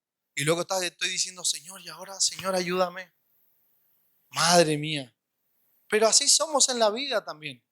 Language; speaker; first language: Spanish; native; Spanish